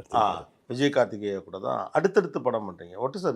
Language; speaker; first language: Tamil; native; Tamil